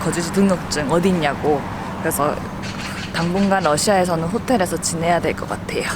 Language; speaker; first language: Korean; native; Korean